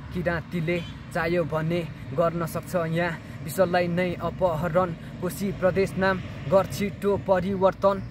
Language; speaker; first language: Nepali; non-native, local second language; Limbu